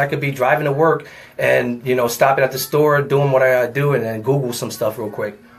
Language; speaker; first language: English; native; English